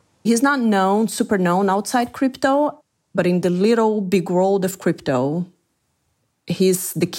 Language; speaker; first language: English; non-native, fluent; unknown